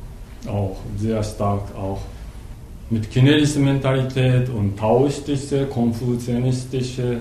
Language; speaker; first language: German; non-native, learner; Japanese